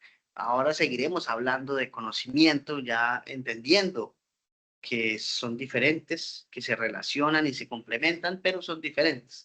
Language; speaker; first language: Spanish; native; Spanish